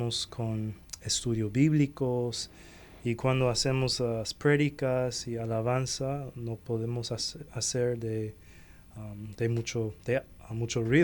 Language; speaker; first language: Spanish; non-native, fluent; Chinese